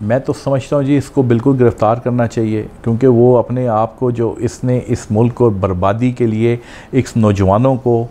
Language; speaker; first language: Urdu; non-native, local second language; Punjabi